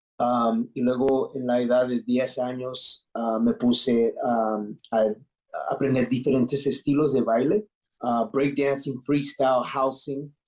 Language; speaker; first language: Spanish; early bilingual, heritage; English